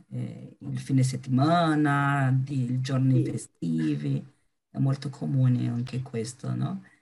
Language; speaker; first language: Italian; non-native, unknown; Portuguese